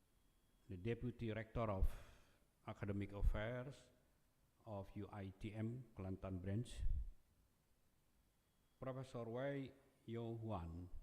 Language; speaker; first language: English; non-native, fluent; Indonesian